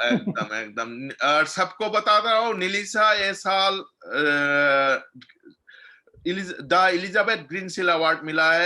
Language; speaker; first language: Hindi; non-native, local second language; Manipuri